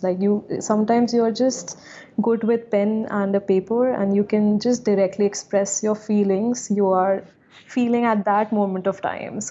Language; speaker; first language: English; non-native, local second language; Hindi